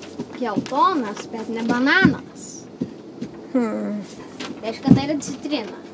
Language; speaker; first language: Lithuanian; early bilingual, heritage; Lithuanian